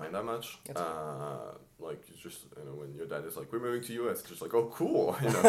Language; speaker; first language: English; early bilingual, other home language; French